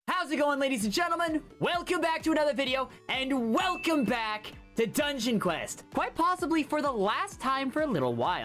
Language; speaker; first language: English; native; English